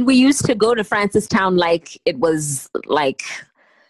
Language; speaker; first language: English; non-native, local second language; Tswana